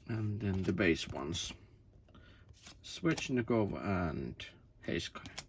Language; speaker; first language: English; non-native, learner; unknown